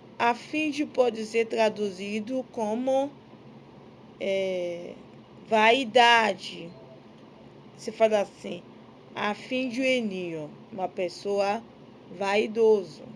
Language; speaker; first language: Portuguese; non-native, fluent; Yoruba